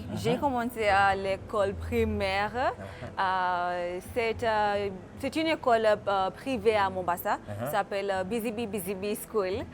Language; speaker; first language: French; non-native, fluent; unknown